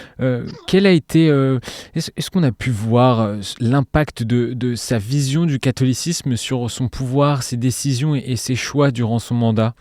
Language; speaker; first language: French; native; French